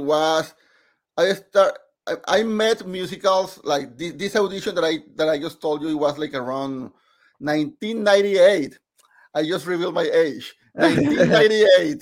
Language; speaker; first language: English; non-native, fluent; Spanish